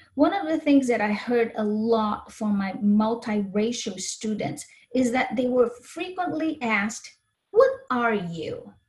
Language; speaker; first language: English; non-native, fluent; Portuguese